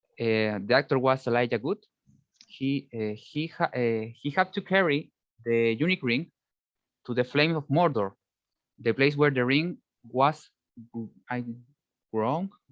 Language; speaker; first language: English; non-native, learner; Spanish